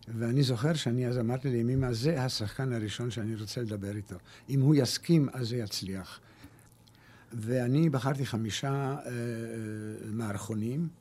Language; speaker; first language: Hebrew; early bilingual, other home language; German